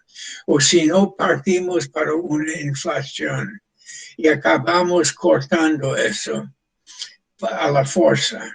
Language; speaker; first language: Portuguese; non-native, fluent; English